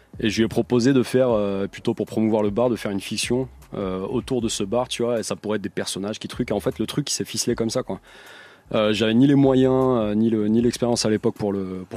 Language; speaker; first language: French; native; French